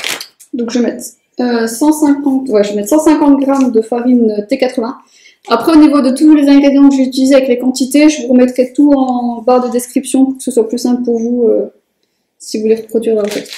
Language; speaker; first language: French; native; French